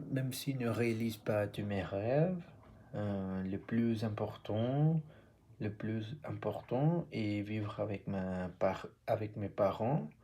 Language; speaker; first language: French; non-native, learner; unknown